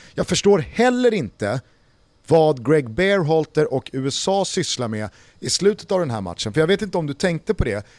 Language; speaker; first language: Swedish; native; Swedish